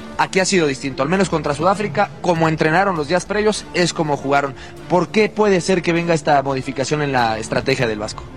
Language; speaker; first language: Spanish; native; Spanish